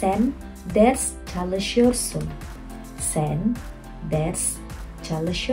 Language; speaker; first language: Turkish; non-native, fluent; Indonesian